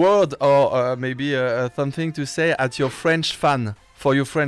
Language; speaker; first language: English; non-native, learner; French